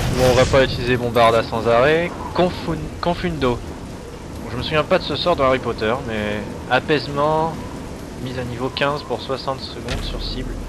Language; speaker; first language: French; native; French